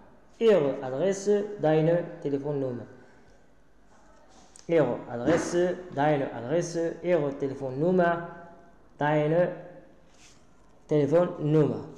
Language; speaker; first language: German; non-native, learner; Arabic